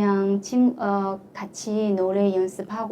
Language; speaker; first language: Korean; non-native, fluent; Chinese